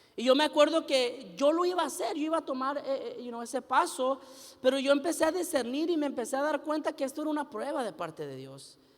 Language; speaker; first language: Spanish; early bilingual, heritage; Spanish